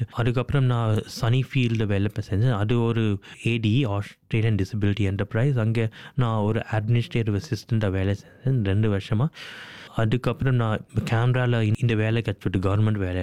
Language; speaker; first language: Tamil; early bilingual, heritage; Tamil